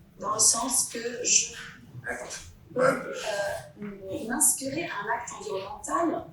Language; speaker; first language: French; non-native, fluent; Italian